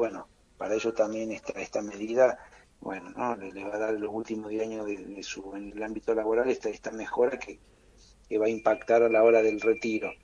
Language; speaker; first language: Spanish; native; Spanish